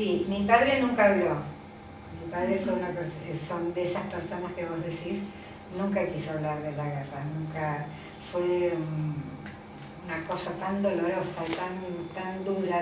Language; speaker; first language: Spanish; early bilingual, other home language; Italian